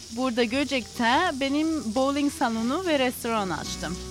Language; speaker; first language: Turkish; non-native, learner; English